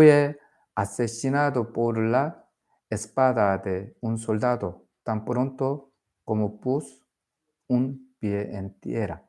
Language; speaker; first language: Spanish; non-native, learner; Korean